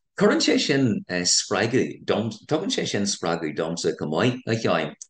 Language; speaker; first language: Irish; non-native, local second language; English